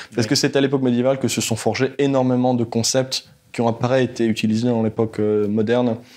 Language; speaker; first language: French; native; French